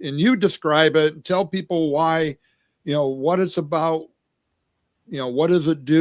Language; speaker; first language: English; native; English